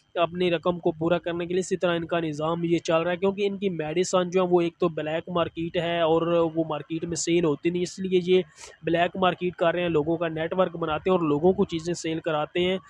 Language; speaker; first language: Urdu; non-native, local second language; Punjabi